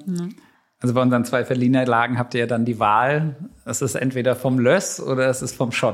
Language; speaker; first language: German; native; German